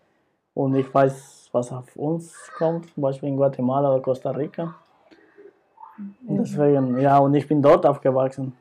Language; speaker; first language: German; non-native, fluent; Spanish